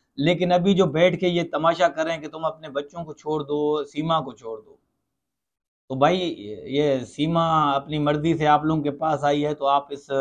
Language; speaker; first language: Urdu; non-native, local second language; Sindhi